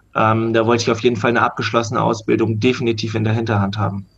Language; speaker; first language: German; native; German